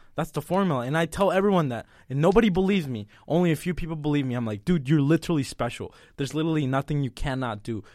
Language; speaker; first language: English; early bilingual, other home language; Spanish